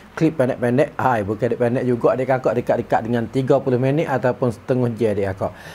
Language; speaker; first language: Malay; native; Malay